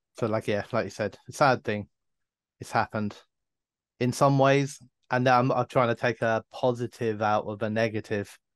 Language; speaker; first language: English; native; English